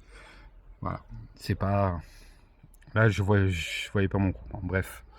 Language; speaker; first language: French; native; French